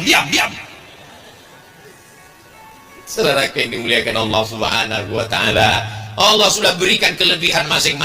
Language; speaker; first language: Indonesian; native; Indonesian